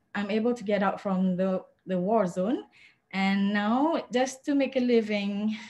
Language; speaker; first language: English; non-native, local second language; Malay